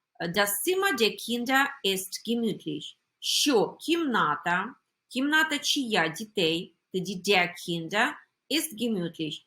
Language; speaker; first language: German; non-native, fluent; Ukrainian